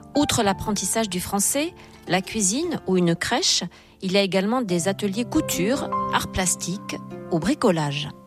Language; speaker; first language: French; native; French